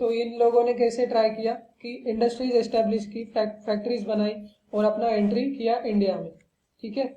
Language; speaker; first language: Hindi; non-native, local second language; Marathi